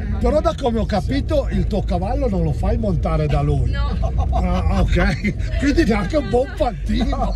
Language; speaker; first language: Italian; native; Italian